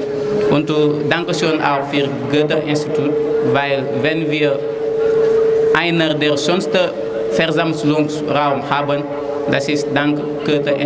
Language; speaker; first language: German; non-native, learner; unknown